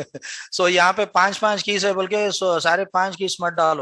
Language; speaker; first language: Hindi; non-native, local second language; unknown